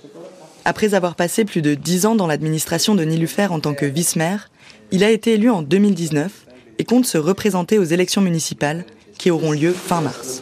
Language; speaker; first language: French; native; French